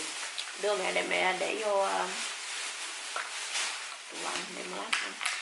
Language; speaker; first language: Vietnamese; early bilingual, heritage; English